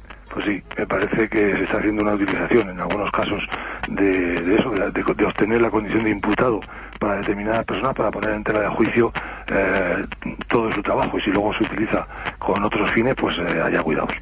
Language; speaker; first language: Spanish; native; Spanish